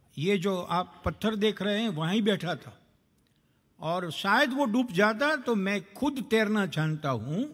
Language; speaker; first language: Hindi; non-native, local second language; Gujarati